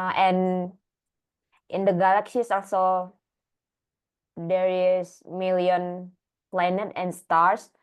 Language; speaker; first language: English; non-native, learner; Indonesian